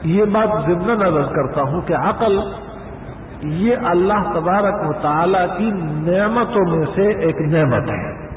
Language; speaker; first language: Urdu; non-native, local second language; Pashto